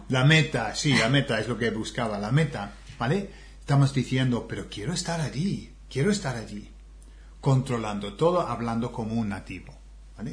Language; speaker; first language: Spanish; non-native, fluent; English